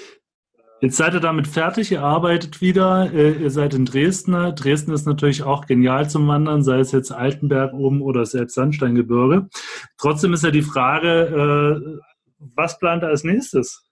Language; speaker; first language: German; native; German